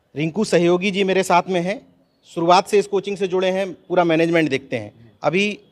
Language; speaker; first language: Hindi; native; Hindi